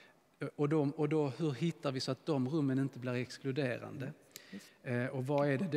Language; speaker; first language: Swedish; native; Swedish